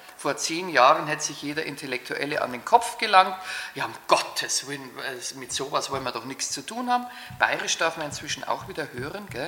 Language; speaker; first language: German; native; German